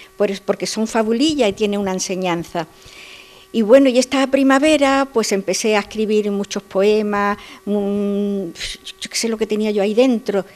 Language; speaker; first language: Spanish; native; Spanish